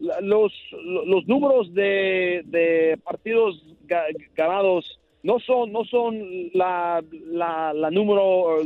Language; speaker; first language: Spanish; non-native, learner; English